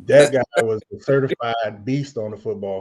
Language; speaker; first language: English; native; English